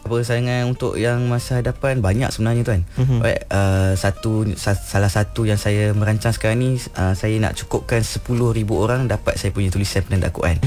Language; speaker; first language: Malay; native; Malay